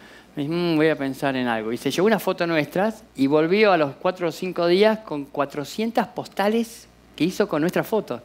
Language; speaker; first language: Spanish; native; Spanish